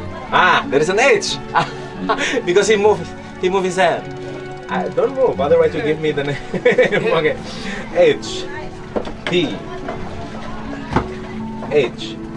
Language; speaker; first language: English; non-native, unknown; Indonesian